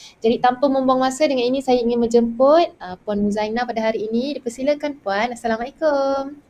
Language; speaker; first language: Malay; native; Malay